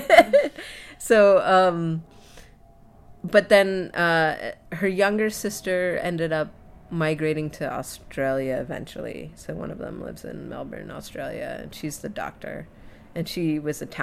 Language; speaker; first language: English; native; English